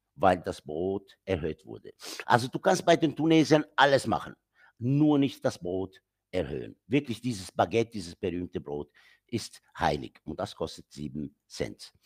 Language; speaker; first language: German; non-native, fluent; Arabic